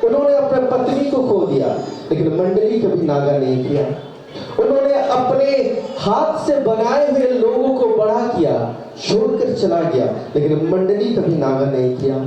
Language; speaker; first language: Hindi; non-native, local second language; Bangla